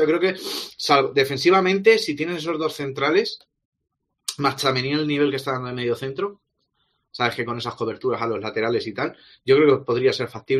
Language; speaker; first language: Spanish; native; Spanish